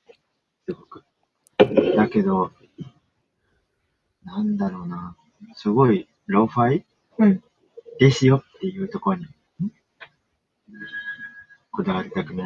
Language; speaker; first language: Japanese; native; Japanese